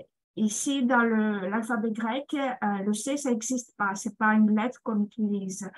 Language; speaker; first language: French; non-native, fluent; Greek